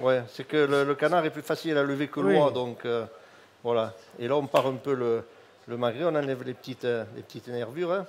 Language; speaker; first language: French; native; French